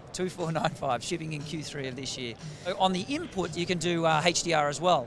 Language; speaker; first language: English; native; English